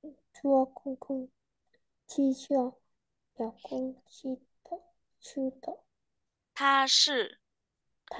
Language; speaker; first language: Chinese; non-native, learner; Vietnamese